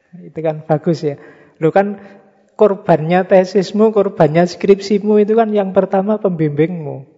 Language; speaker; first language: Indonesian; native; Indonesian